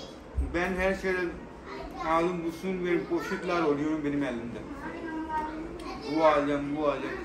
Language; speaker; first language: Turkish; non-native, learner; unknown